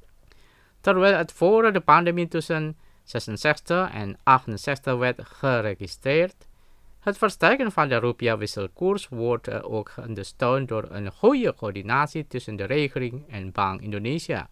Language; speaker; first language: Dutch; non-native, fluent; Indonesian